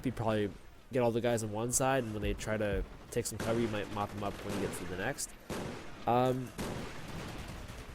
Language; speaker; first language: English; native; English